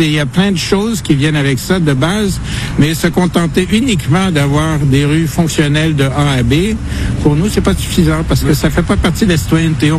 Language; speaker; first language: French; native; French